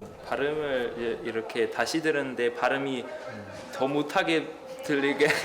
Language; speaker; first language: Korean; early bilingual, heritage; Korean